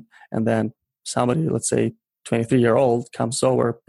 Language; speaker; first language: English; non-native, fluent; Ukrainian